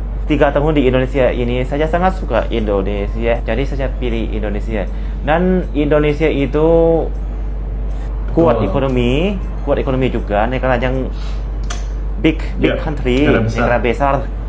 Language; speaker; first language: Indonesian; non-native, fluent; Lao